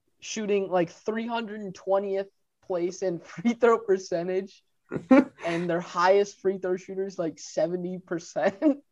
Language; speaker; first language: English; native; English